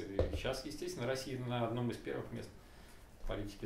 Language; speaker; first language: Russian; native; Russian